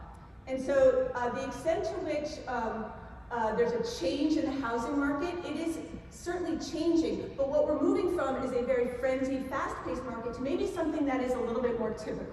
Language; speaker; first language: English; native; English